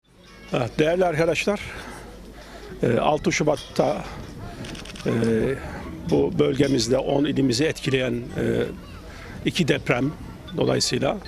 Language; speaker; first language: Turkish; native; Turkish